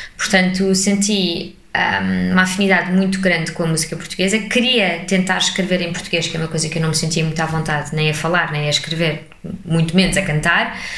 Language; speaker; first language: Portuguese; early bilingual, heritage; English